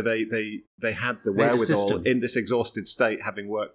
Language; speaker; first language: English; native; English